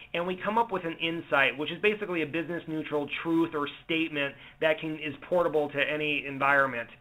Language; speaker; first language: English; native; English